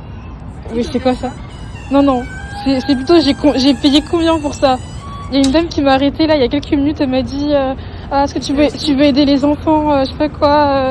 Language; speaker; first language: French; native; French